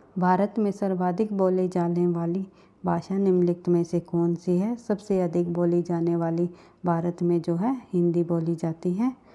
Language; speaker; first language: Hindi; native; Hindi